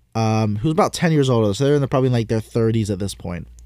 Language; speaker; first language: English; native; English